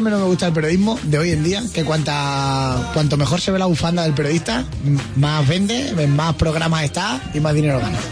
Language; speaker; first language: Spanish; native; Spanish